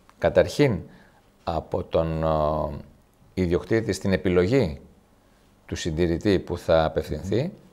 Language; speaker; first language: Greek; native; Greek